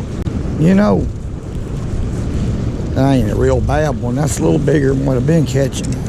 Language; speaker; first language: English; native; English